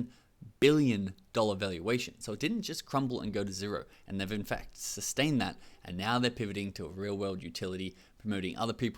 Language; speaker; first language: English; native; English